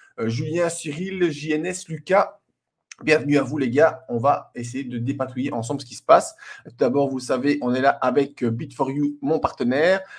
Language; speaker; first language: French; native; French